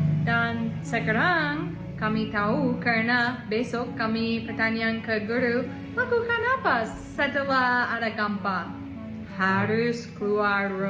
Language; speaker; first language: Indonesian; non-native, learner; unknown